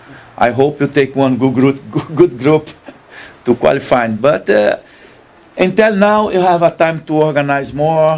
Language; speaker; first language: English; non-native, learner; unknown